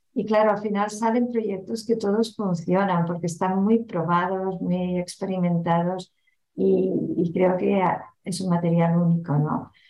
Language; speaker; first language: Spanish; non-native, local second language; Catalan